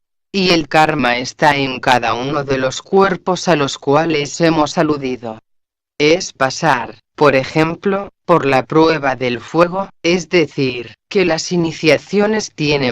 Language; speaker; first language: Spanish; native; Spanish